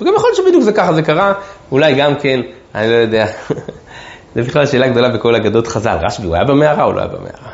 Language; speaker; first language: Hebrew; native; Hebrew